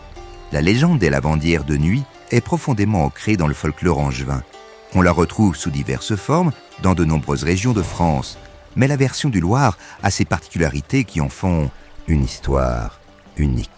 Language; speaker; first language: French; native; French